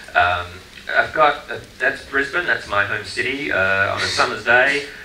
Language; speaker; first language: English; native; English